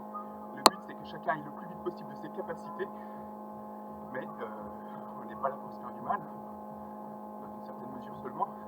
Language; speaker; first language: French; native; French